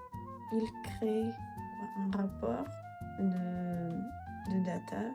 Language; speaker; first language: French; non-native, fluent; Russian